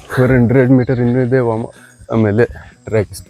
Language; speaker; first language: Kannada; non-native, local second language; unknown